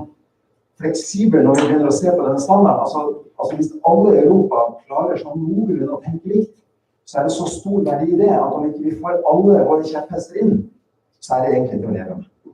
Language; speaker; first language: Norwegian; native; Norwegian